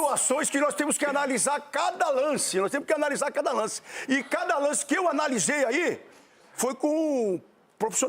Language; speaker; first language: Portuguese; native; Portuguese